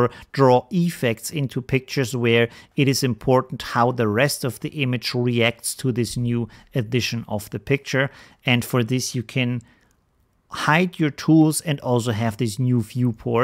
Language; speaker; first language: English; non-native, fluent; German